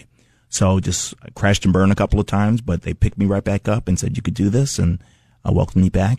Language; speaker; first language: English; native; English